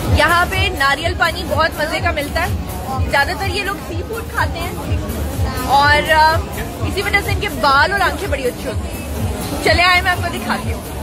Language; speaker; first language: Urdu; non-native, local second language; Punjabi